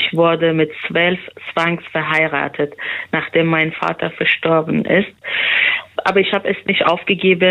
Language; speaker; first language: German; non-native, fluent; Persian